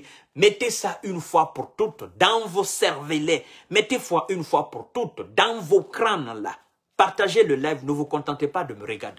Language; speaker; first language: French; non-native, local second language; Mandingo